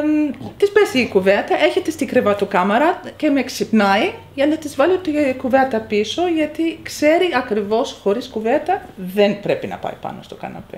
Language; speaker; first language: Greek; non-native, fluent; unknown